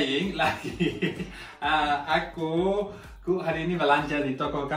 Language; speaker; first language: Indonesian; non-native, learner; Spanish